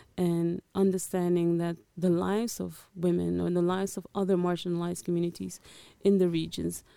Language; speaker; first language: English; early bilingual, other home language; Portuguese